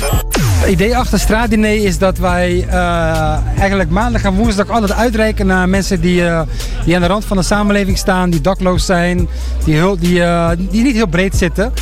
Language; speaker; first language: Dutch; native; Dutch